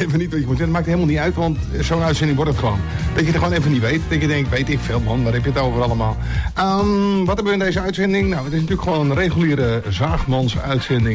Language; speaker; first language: Dutch; native; Dutch